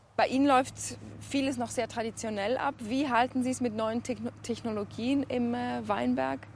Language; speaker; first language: German; native; German